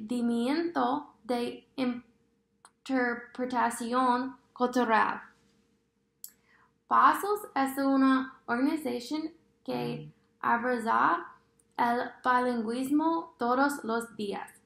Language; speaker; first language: Spanish; non-native, fluent; English